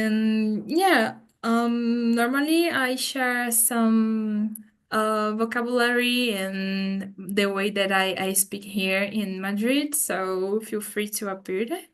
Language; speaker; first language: English; non-native, fluent; Portuguese